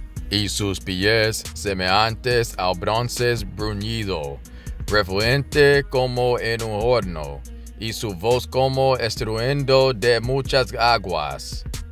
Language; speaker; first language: Spanish; non-native, learner; English